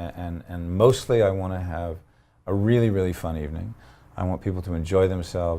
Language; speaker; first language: English; native; English